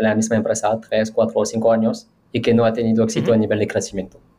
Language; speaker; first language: Spanish; non-native, fluent; French